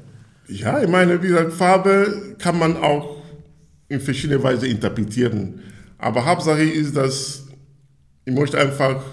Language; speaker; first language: German; non-native, fluent; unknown